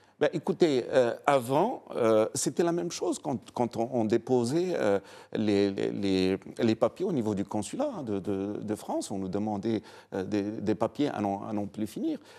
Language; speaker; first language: French; non-native, local second language; Arabic